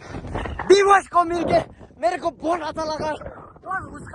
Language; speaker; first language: Hindi; non-native, local second language; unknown